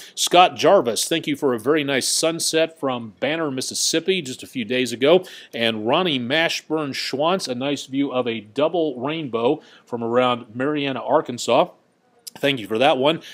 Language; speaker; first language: English; native; English